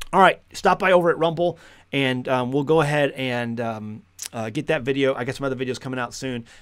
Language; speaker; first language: English; native; English